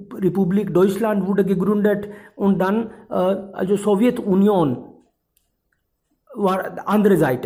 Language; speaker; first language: German; non-native, fluent; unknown